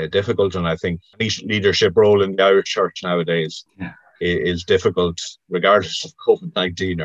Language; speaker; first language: English; native; English